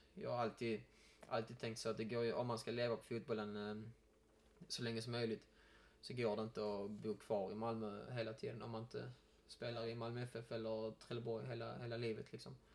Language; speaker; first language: Swedish; native; Swedish